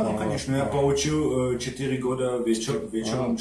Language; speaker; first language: Russian; non-native, learner; Czech